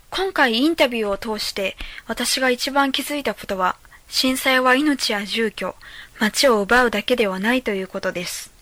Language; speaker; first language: Japanese; native; Japanese